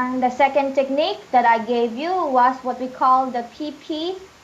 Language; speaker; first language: English; non-native, fluent; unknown